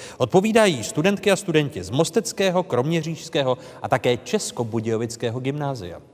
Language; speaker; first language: Czech; native; Czech